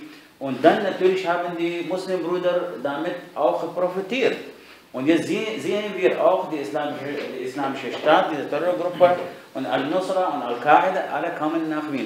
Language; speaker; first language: German; non-native, fluent; Arabic